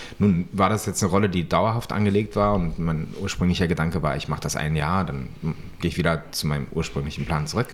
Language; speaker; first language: German; native; German